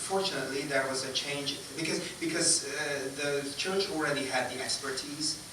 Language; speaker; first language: English; non-native, fluent; Hungarian